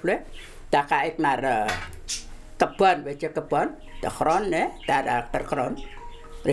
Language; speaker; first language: Dutch; non-native, local second language; Javanese